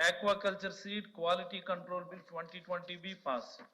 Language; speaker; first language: English; non-native, local second language; Telugu